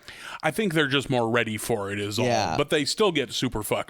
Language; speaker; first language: English; native; English